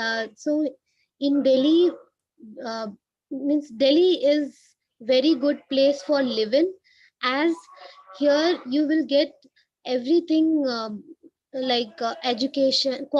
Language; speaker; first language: English; non-native, learner; Hindi